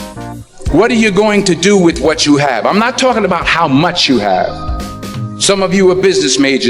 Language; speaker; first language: English; native; English